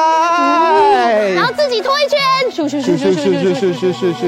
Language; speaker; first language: Chinese; native; Chinese